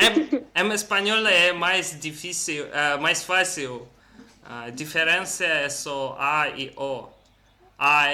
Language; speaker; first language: Portuguese; non-native, learner; Russian